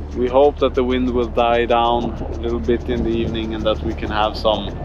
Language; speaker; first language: English; non-native, fluent; Swedish